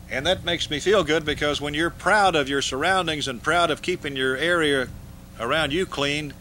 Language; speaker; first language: English; native; English